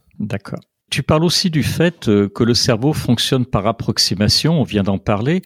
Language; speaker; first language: French; native; French